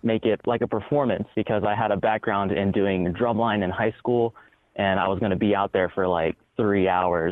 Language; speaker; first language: English; native; English